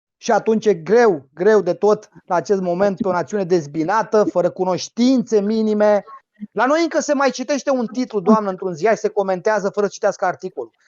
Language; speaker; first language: Romanian; native; Romanian